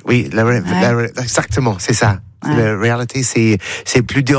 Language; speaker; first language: French; non-native, learner; English